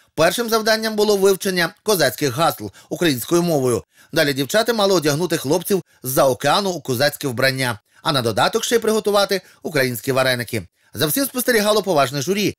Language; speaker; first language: Ukrainian; native; Ukrainian